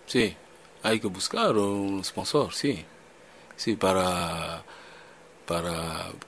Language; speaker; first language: Spanish; non-native, learner; French